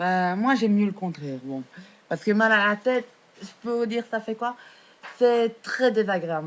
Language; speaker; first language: French; native; French